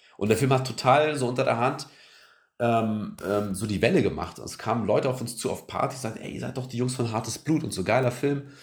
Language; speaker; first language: German; early bilingual, other home language; Turkish